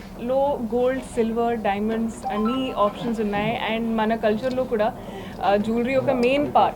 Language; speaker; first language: Telugu; non-native, learner; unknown